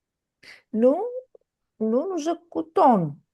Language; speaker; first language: French; non-native, fluent; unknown